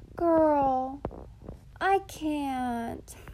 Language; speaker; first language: English; early bilingual, other home language; Filipino